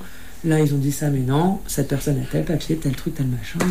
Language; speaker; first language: French; native; French